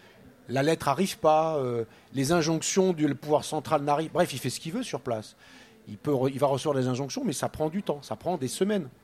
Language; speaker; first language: French; native; French